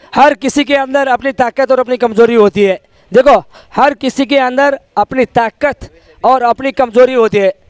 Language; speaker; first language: Hindi; native; Hindi